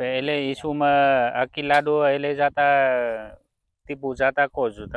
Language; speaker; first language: Portuguese; non-native, learner; Vietnamese